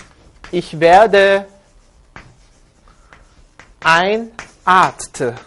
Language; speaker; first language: German; non-native, fluent; Korean